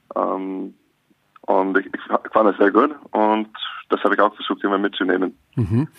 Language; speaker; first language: German; non-native, learner; English